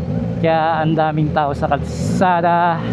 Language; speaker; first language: Filipino; native; Filipino